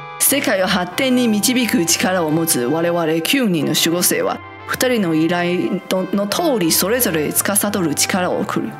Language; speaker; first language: Japanese; non-native, fluent; Chinese